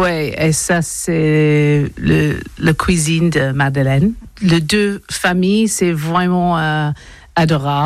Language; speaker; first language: French; non-native, learner; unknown